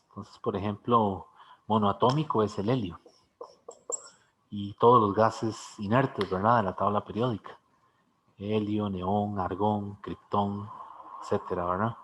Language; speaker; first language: Spanish; native; Spanish